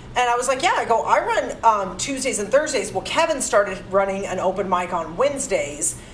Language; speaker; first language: English; native; English